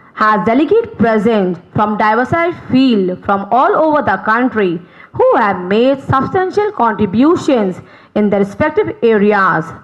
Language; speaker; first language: English; non-native, local second language; Hindi